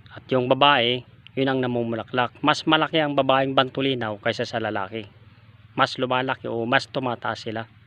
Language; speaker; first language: Filipino; non-native, local second language; Waray